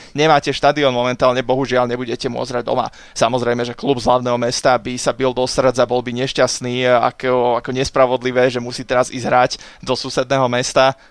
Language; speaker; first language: Slovak; native; Slovak